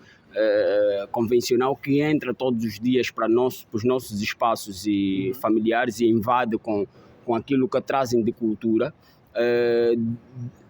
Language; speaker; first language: Portuguese; native; Portuguese